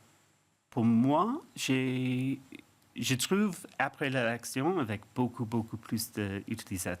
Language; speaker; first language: French; non-native, fluent; English